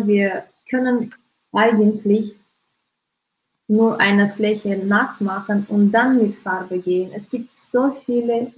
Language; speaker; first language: German; non-native, learner; Russian